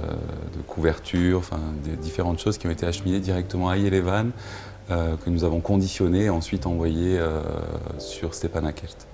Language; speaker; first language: French; native; French